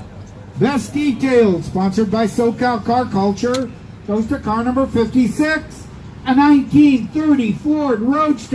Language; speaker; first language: English; native; English